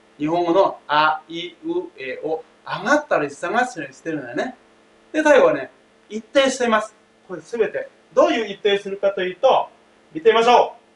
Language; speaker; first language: Japanese; non-native, fluent; Thai